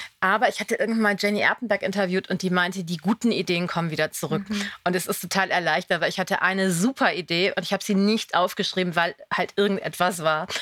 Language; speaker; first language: German; native; German